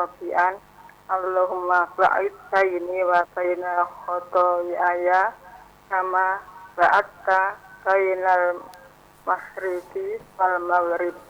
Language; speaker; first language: Arabic; non-native, learner; Indonesian